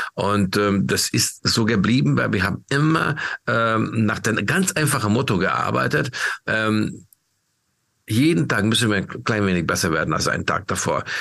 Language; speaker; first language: German; non-native, fluent; Hungarian